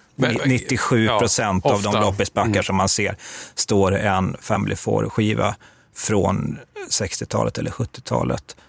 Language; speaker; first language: Swedish; native; Swedish